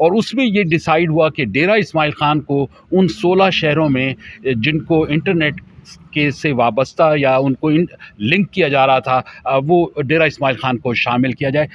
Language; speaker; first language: Urdu; non-native, local second language; Pashto